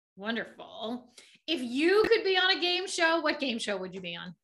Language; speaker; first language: English; native; English